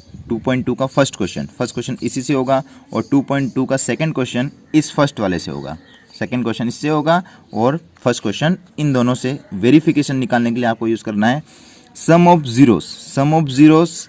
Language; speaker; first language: Hindi; native; Hindi